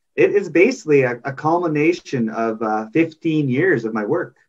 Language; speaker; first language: English; native; English